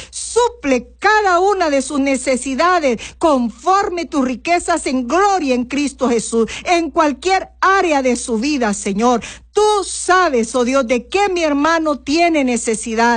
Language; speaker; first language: Spanish; native; Spanish